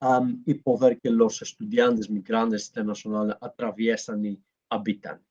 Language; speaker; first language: Spanish; non-native, learner; Greek